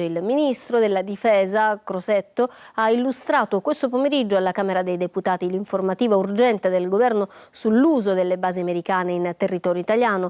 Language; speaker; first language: Italian; native; Italian